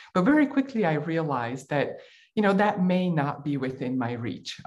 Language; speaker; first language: English; non-native, fluent; Bulgarian